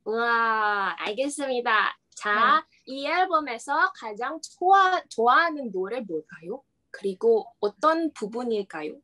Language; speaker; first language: Korean; non-native, learner; Indonesian